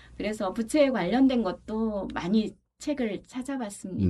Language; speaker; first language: Korean; native; Korean